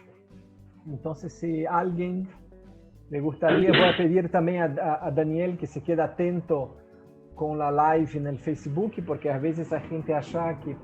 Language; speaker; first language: Spanish; non-native, fluent; Portuguese